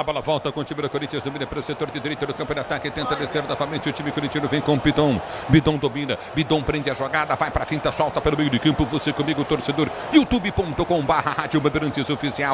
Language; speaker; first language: Portuguese; native; Portuguese